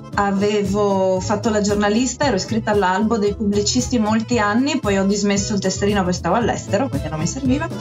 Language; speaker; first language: Italian; native; Italian